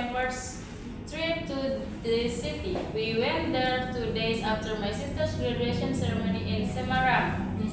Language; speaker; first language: English; non-native, learner; Indonesian